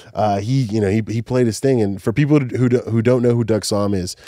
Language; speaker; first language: English; native; English